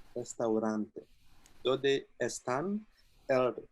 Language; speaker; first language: Spanish; non-native, learner; English